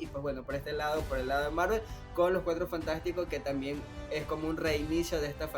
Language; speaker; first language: Spanish; native; Spanish